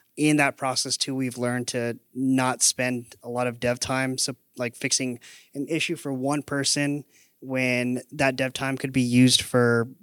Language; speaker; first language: English; native; English